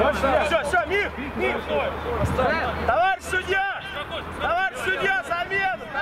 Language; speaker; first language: Russian; native; Russian